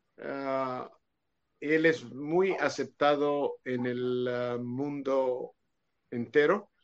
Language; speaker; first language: Spanish; non-native, fluent; Hebrew